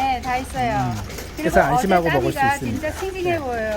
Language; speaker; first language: Korean; non-native, learner; Vietnamese